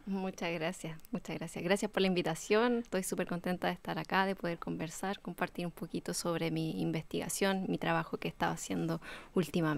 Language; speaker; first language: Spanish; native; Spanish